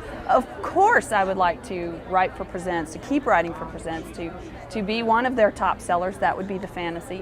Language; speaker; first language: English; native; English